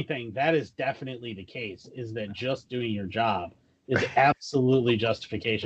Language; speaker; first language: English; native; English